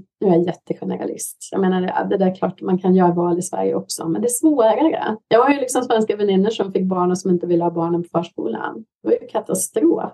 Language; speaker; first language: Swedish; native; Swedish